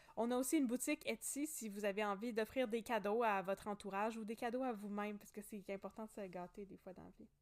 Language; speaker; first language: French; native; French